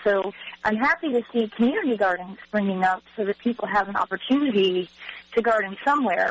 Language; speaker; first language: English; native; English